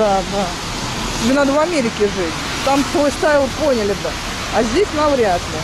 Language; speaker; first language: Russian; native; Russian